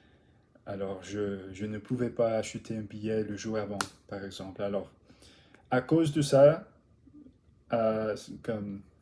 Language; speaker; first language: French; non-native, learner; English